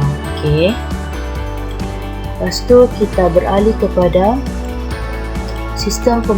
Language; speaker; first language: Malay; native; Malay